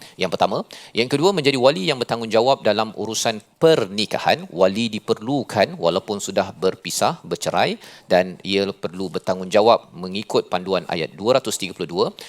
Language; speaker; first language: Malay; native; Malay